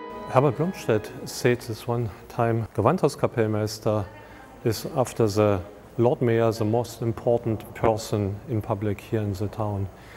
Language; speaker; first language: English; non-native, fluent; German